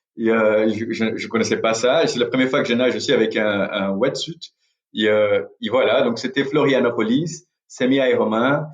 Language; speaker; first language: French; non-native, fluent; Portuguese